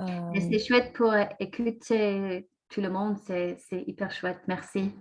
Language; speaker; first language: French; non-native, learner; English